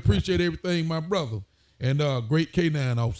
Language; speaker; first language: English; native; English